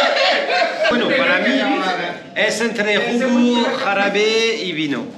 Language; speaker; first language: Spanish; non-native, learner; French